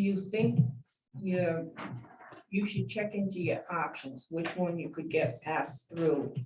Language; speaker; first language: English; native; English